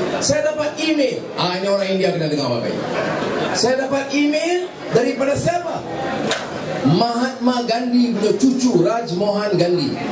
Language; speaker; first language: Malay; native; Malay